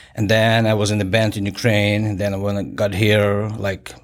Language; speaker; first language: English; non-native, fluent; Ukrainian